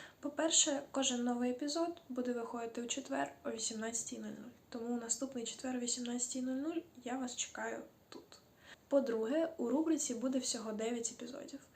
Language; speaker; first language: Ukrainian; native; Ukrainian